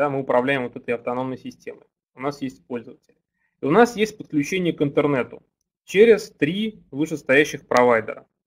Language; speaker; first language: Russian; native; Russian